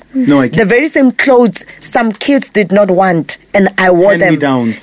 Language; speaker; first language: English; non-native, local second language; Zulu